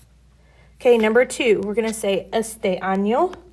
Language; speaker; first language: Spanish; non-native, fluent; English